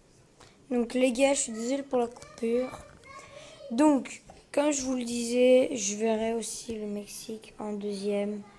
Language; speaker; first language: French; early bilingual, other home language; Portuguese